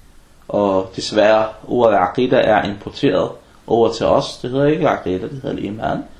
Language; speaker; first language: Danish; early bilingual, other home language; Arabic